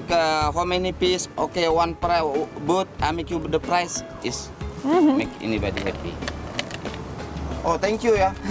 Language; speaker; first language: English; non-native, learner; Indonesian